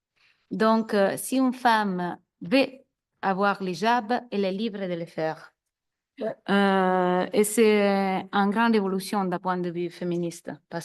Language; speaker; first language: French; non-native, fluent; Italian